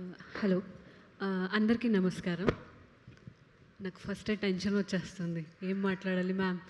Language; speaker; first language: Telugu; non-native, local second language; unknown